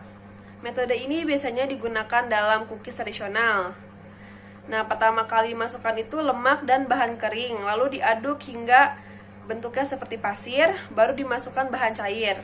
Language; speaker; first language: Indonesian; native; Indonesian